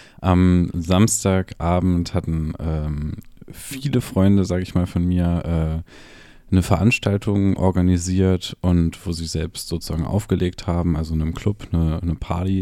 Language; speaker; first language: German; native; German